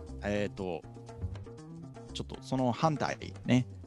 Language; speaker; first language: Japanese; non-native, fluent; English